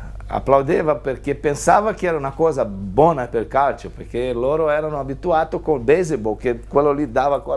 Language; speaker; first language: Italian; non-native, fluent; Portuguese